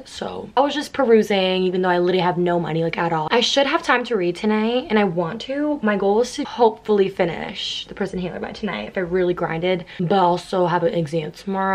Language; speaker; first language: English; native; English